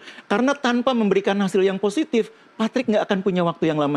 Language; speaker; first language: Indonesian; native; Indonesian